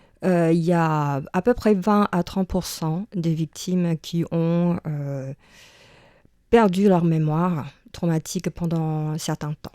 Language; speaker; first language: French; non-native, fluent; Chinese